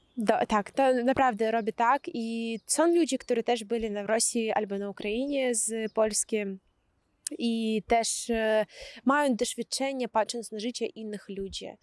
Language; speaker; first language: Polish; non-native, fluent; Russian